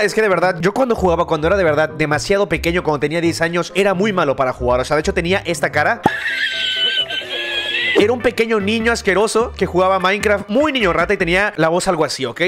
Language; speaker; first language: Spanish; native; Spanish